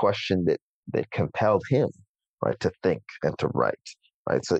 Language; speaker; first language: English; native; English